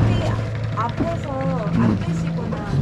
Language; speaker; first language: Korean; non-native, learner; Khmer